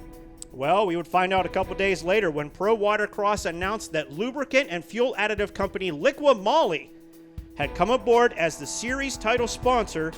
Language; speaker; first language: English; native; English